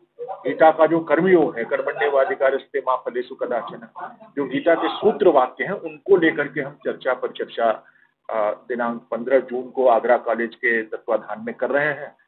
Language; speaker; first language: Hindi; native; Hindi